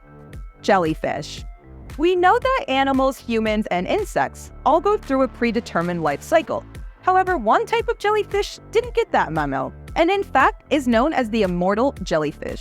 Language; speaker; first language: English; native; English